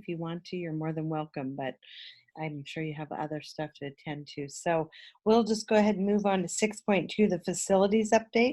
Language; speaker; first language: English; native; English